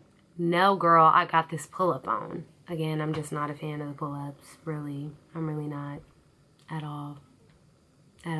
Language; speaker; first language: English; native; English